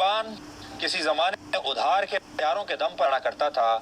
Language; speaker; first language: Hindi; native; Hindi